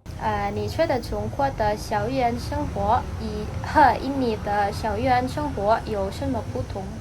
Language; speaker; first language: Chinese; non-native, learner; Indonesian